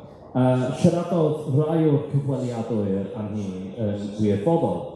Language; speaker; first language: Welsh; non-native, fluent; English